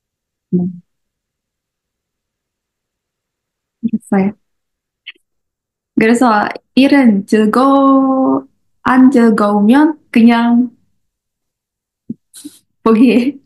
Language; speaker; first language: Korean; non-native, learner; Indonesian